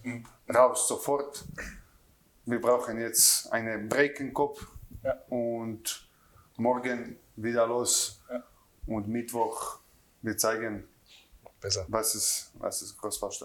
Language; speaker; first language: German; non-native, learner; Croatian